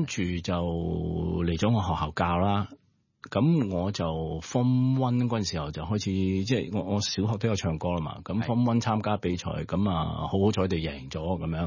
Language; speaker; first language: Cantonese; early bilingual, heritage; Cantonese